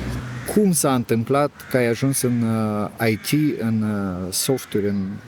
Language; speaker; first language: Romanian; native; Romanian